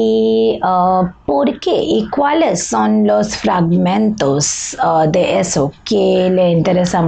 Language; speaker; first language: Spanish; non-native, learner; Bangla